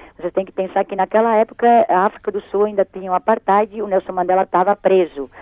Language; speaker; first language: Portuguese; early bilingual, other home language; Spanish